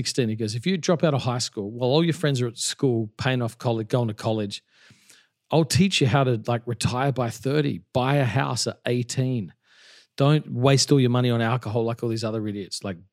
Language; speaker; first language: English; native; English